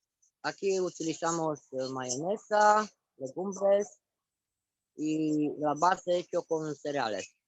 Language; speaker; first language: Spanish; non-native, fluent; Romanian